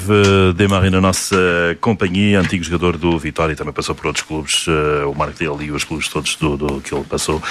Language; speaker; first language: Portuguese; native; Portuguese